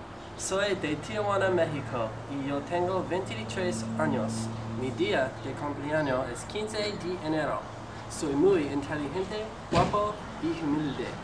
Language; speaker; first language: Spanish; non-native, learner; English